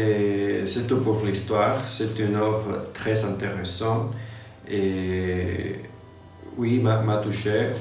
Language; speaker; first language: French; non-native, learner; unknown